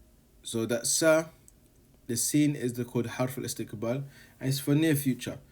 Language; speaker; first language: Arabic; non-native, fluent; English